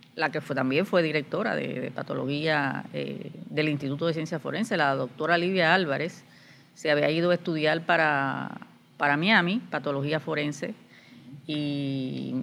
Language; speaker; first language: Spanish; native; Spanish